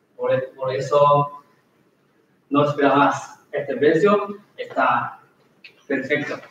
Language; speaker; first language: Spanish; non-native, learner; Chinese